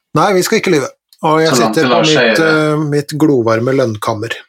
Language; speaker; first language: Norwegian; native; Norwegian